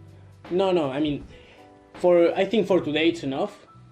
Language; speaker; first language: English; non-native, learner; Spanish